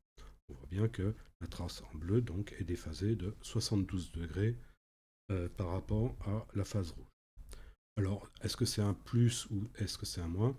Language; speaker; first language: French; native; French